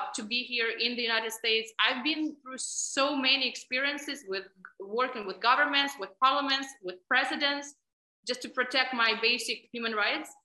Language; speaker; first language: English; non-native, fluent; Ukrainian